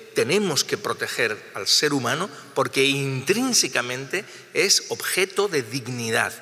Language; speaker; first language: Spanish; native; Spanish